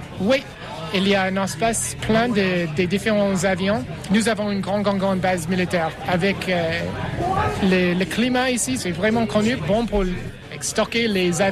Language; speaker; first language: French; non-native, learner; English